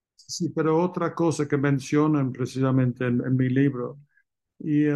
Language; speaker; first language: Spanish; non-native, fluent; English